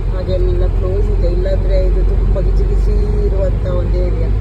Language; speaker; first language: Kannada; non-native, local second language; Tulu